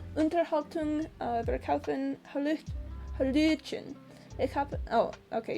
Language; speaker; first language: German; non-native, learner; English